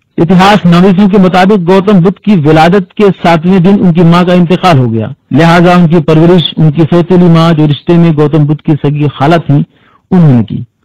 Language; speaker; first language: Urdu; native; Urdu